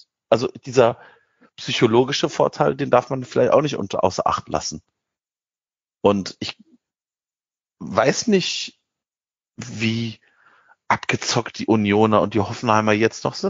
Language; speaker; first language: German; native; German